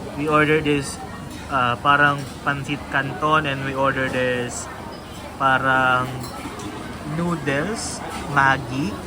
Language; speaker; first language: Filipino; native; Filipino